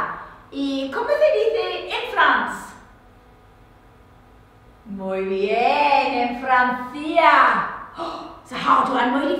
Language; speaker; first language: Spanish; non-native, learner; English